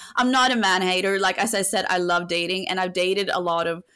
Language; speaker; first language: English; non-native, fluent; Norwegian